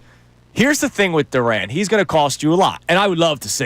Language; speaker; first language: English; native; English